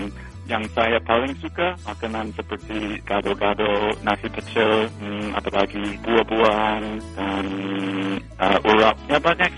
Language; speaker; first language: Indonesian; non-native, fluent; English